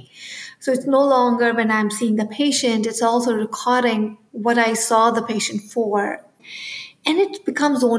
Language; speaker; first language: English; non-native, local second language; Hindi